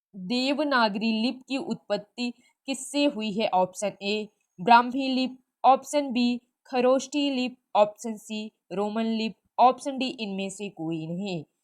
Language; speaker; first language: Hindi; native; Hindi